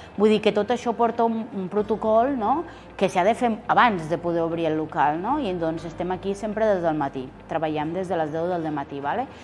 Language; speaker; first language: Catalan; non-native, fluent; Spanish